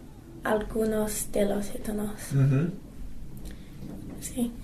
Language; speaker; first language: Spanish; non-native, learner; English